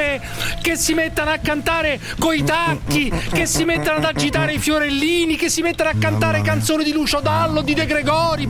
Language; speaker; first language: Italian; native; Italian